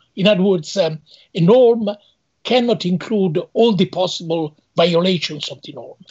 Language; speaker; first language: English; non-native, fluent; Italian